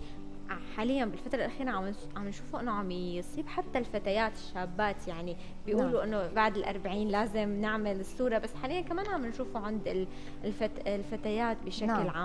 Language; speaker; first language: Arabic; native; Arabic